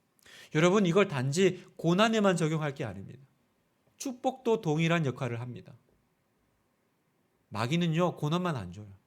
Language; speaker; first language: Korean; native; Korean